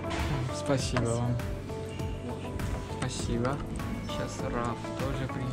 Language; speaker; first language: Russian; non-native, learner; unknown